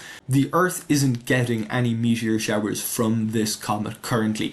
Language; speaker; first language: English; native; English